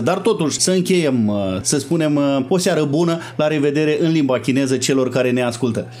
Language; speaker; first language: Romanian; native; Romanian